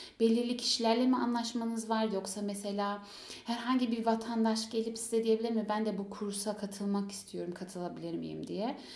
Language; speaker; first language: Turkish; early bilingual, heritage; Turkish